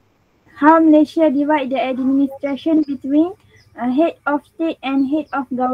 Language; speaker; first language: English; non-native, learner; Malay